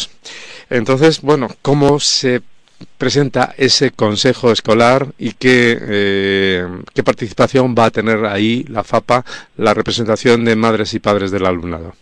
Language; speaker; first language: Spanish; native; Spanish